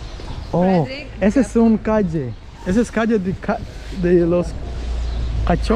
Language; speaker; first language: Spanish; non-native, learner; English